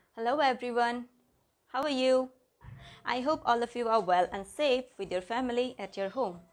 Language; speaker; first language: English; non-native, local second language; Bangla